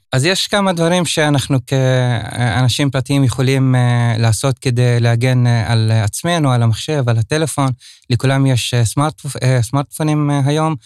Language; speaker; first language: Hebrew; non-native, local second language; Arabic